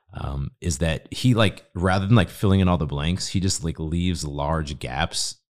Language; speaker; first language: English; native; English